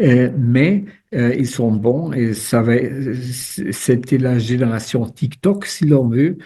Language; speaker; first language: French; non-native, fluent; German